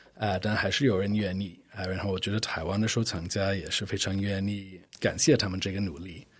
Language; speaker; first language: Chinese; non-native, fluent; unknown